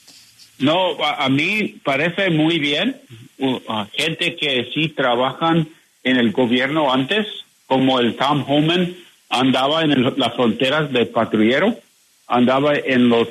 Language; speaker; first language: Spanish; non-native, learner; English